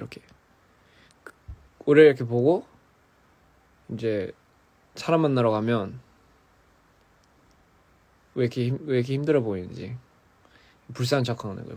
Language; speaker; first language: Korean; early bilingual, heritage; English